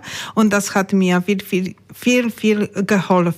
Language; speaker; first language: German; non-native, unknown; Polish